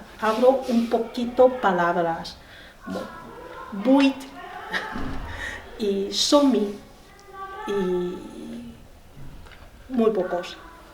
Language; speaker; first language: Spanish; non-native, learner; Chinese